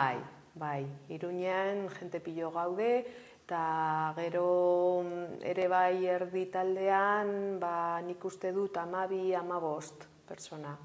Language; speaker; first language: Basque; non-native, local second language; Spanish